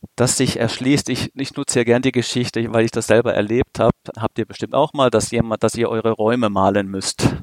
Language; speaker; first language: German; native; German